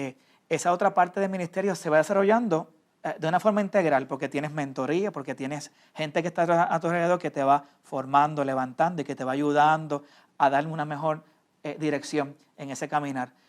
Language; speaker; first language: Spanish; native; Spanish